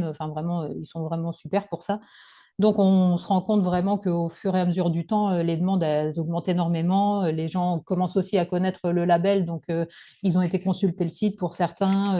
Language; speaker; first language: French; native; French